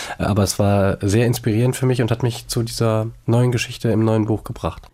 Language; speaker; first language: German; native; German